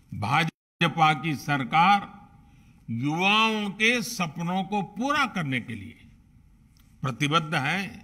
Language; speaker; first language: Hindi; non-native, local second language; Gujarati